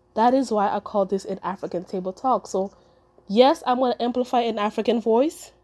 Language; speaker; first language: English; early bilingual, other home language; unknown